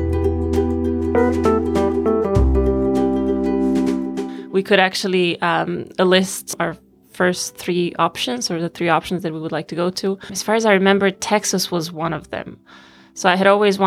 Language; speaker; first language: English; non-native, fluent; Bosnian